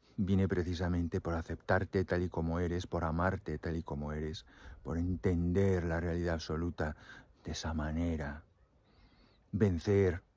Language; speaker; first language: Spanish; native; Spanish